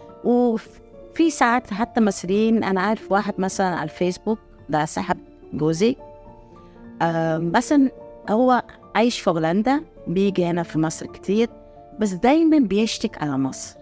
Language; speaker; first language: Arabic; non-native, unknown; Italian